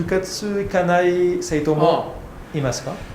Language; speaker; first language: Japanese; non-native, fluent; French